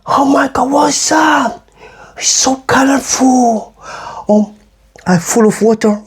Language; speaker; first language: English; non-native, learner; Amharic